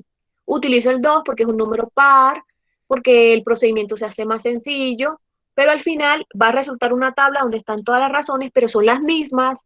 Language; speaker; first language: Spanish; native; Spanish